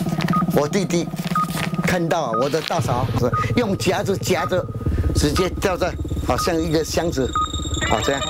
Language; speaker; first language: Chinese; non-native, local second language; Min Nan Chinese